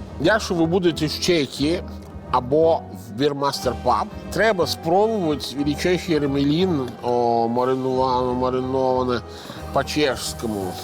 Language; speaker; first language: Ukrainian; non-native, fluent; Italian